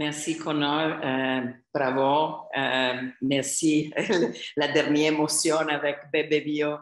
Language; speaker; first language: French; non-native, fluent; English